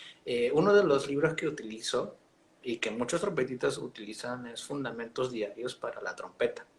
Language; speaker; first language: Spanish; native; Spanish